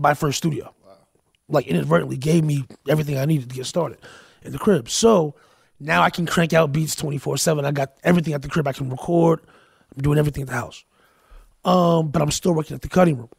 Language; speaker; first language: English; native; English